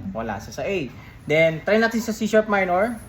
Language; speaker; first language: Filipino; native; Filipino